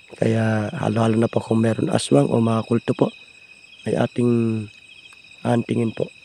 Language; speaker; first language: Filipino; non-native, local second language; Iloko